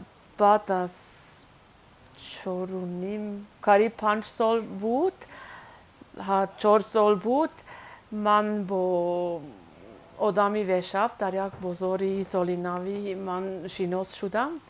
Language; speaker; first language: Persian; non-native, learner; Swiss German